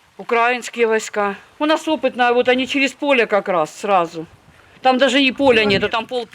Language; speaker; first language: Russian; native; Russian